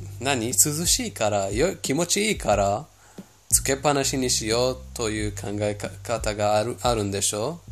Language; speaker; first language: Japanese; non-native, fluent; Persian